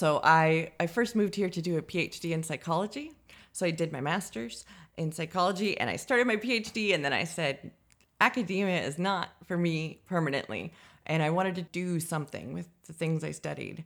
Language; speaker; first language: English; native; English